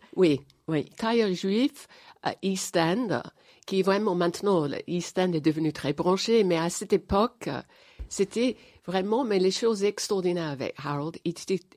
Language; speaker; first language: French; non-native, fluent; English